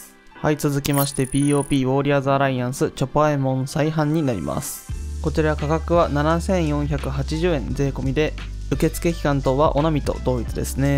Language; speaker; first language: Japanese; native; Japanese